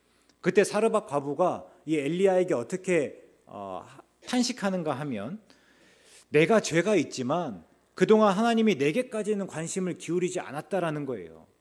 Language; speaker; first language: Korean; native; Korean